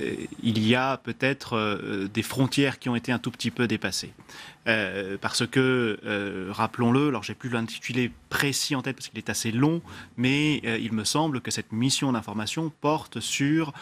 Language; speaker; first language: French; native; French